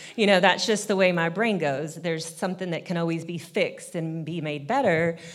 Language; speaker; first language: English; native; English